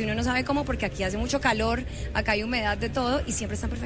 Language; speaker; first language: Spanish; native; Spanish